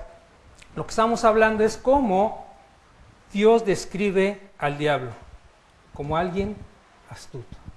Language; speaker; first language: Spanish; native; Spanish